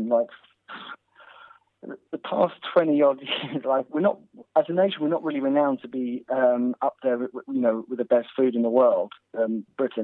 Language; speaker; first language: English; native; English